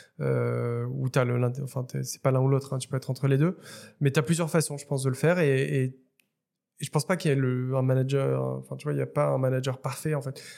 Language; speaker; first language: French; non-native, local second language; Arabic